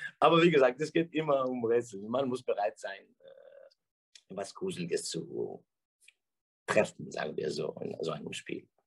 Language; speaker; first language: German; non-native, fluent; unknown